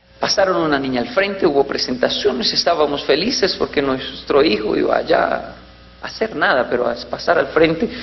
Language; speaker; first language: Spanish; native; Spanish